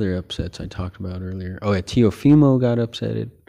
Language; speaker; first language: English; early bilingual, other home language; Filipino